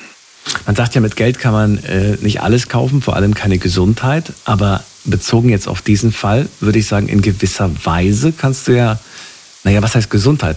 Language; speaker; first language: German; native; German